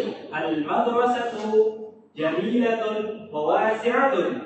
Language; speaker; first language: Arabic; non-native, learner; Indonesian